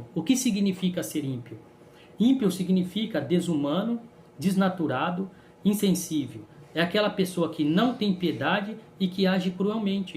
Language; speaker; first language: Portuguese; native; Portuguese